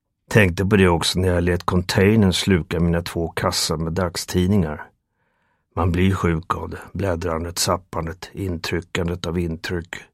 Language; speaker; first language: Swedish; native; Swedish